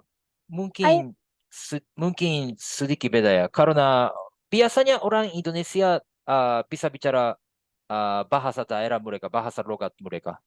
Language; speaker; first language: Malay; non-native, fluent; Japanese